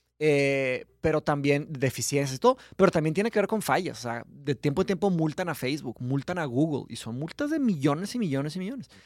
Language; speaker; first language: Spanish; early bilingual, other home language; Portuguese